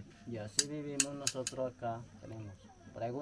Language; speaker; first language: Spanish; non-native, local second language; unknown